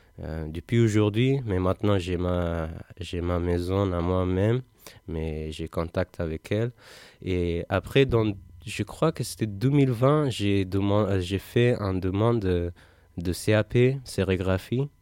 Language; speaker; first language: French; non-native, learner; Persian